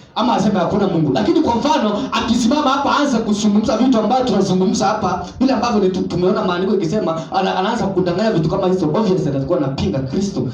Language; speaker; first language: Swahili; non-native, local second language; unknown